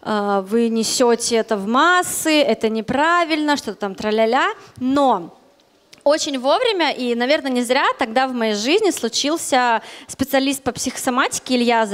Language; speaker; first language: Russian; native; Russian